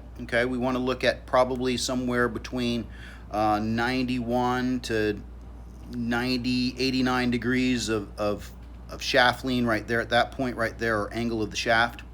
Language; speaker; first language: English; native; English